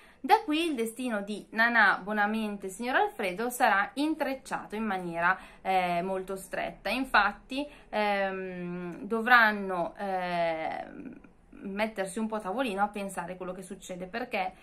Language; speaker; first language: Italian; native; Italian